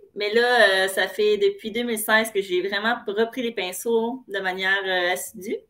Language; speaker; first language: French; native; French